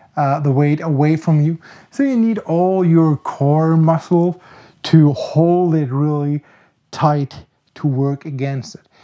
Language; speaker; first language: English; non-native, fluent; German